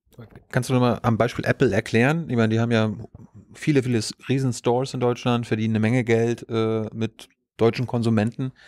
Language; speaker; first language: German; native; German